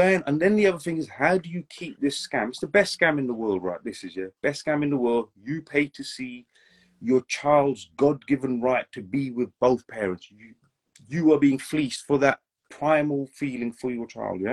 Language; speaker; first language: English; native; English